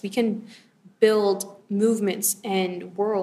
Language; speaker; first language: English; native; English